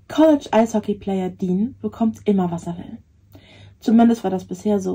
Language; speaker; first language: German; native; German